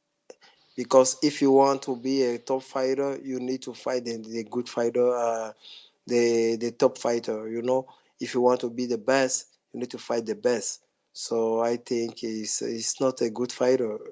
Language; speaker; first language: English; non-native, fluent; French